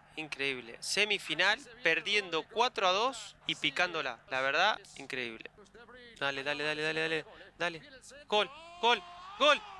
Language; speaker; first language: Spanish; native; Spanish